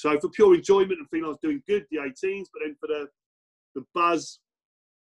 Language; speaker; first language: English; native; English